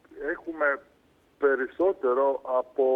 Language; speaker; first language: Greek; non-native, fluent; Serbian